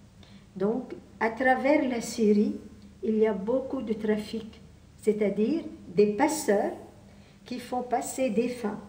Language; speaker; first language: French; non-native, local second language; Arabic